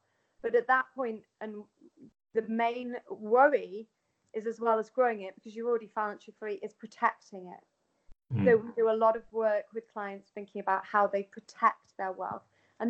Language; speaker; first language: English; native; English